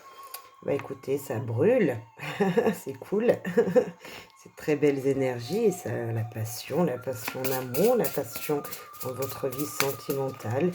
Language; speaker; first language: French; native; French